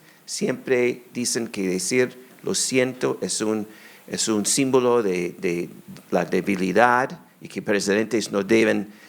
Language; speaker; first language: Spanish; non-native, fluent; English